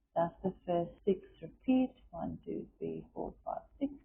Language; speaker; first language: English; non-native, local second language; Afrikaans